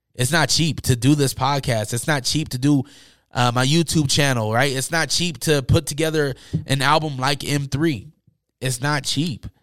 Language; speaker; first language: English; native; English